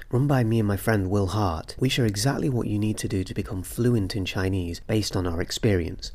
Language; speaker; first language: English; native; English